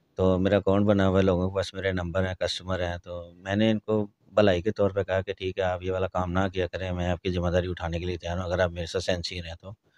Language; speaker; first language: Urdu; non-native, local second language; Punjabi